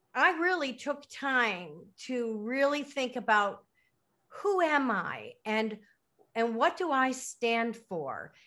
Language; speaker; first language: English; native; English